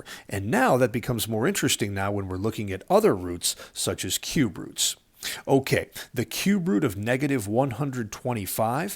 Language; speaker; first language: English; native; English